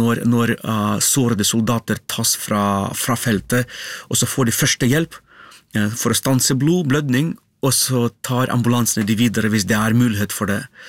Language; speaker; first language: Norwegian; non-native, learner; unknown